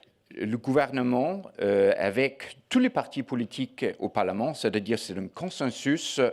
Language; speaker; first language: French; non-native, fluent; Danish